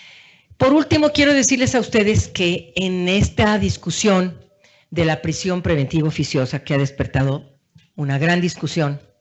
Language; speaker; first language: Spanish; native; Spanish